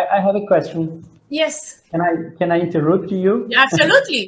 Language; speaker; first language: English; non-native, fluent; Portuguese